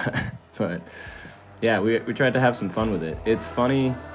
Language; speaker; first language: English; early bilingual, other home language; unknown